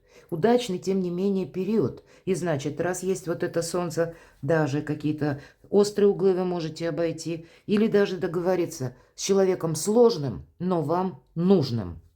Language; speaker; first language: Russian; native; Russian